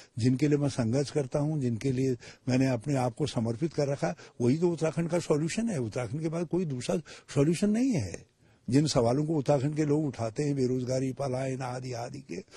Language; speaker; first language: Hindi; native; Hindi